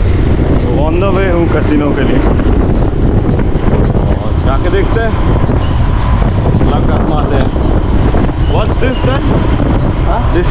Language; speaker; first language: Hindi; non-native, local second language; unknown